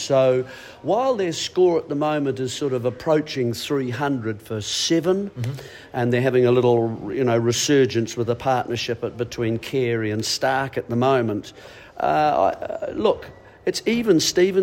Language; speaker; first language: English; native; English